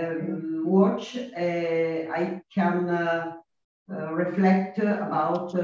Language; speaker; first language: English; non-native, learner; Italian